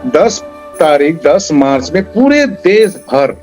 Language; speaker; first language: Hindi; non-native, local second language; Bangla